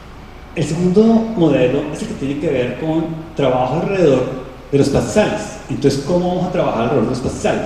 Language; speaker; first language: Spanish; native; Spanish